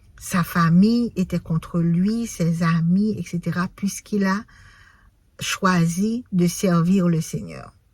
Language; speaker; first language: French; non-native, local second language; Haitian Creole